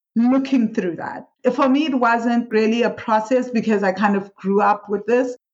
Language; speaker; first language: English; non-native, local second language; Swati